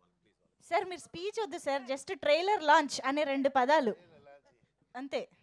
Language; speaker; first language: Telugu; native; Telugu